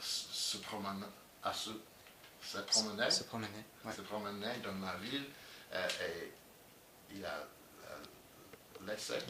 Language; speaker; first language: French; non-native, learner; English